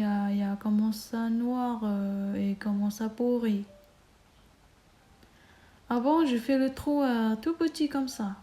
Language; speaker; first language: French; non-native, learner; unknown